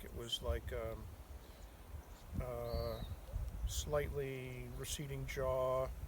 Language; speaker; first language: English; native; English